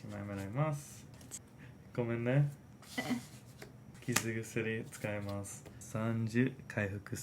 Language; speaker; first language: Japanese; non-native, fluent; English